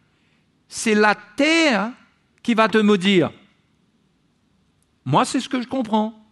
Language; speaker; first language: French; native; French